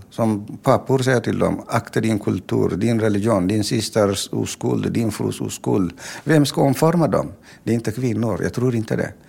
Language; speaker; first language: Swedish; non-native, fluent; Tigrinya